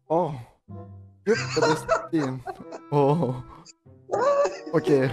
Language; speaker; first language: English; non-native, learner; Malay